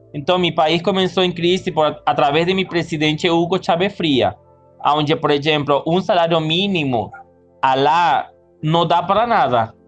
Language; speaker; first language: Portuguese; non-native, learner; Spanish